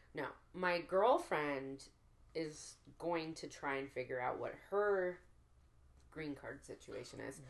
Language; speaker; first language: English; native; English